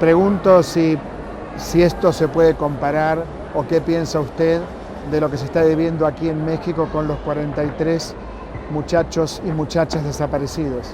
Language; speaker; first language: Spanish; native; Spanish